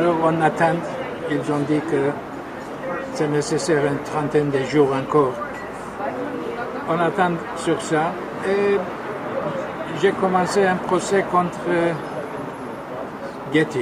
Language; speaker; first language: French; non-native, fluent; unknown